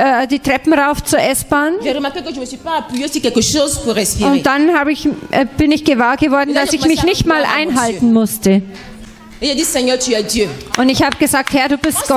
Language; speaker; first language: German; non-native, fluent; French